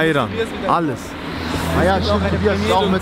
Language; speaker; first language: German; native; German